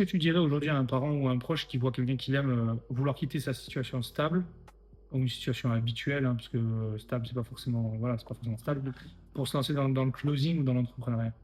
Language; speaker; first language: French; native; French